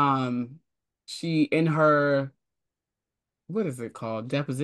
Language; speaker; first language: English; native; English